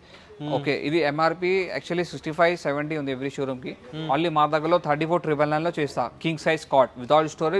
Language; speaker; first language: Telugu; non-native, local second language; Urdu